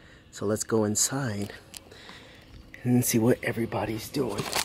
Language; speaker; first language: English; early bilingual, other home language; Spanish